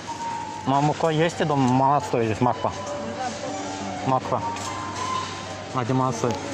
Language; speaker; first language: Russian; non-native, learner; Azerbaijani